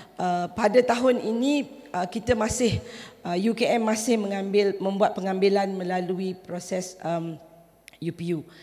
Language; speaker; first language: Malay; native; Malay